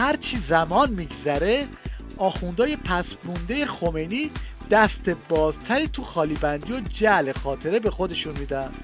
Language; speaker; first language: Persian; native; Persian